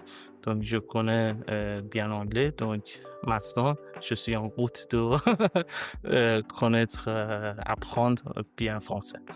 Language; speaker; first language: French; non-native, learner; Persian